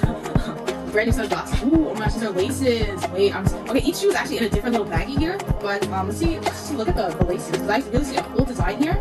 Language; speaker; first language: English; native; English